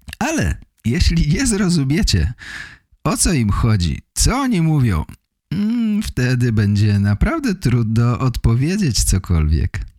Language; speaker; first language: Polish; native; Polish